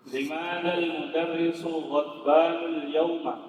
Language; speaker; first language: Arabic; non-native, learner; Indonesian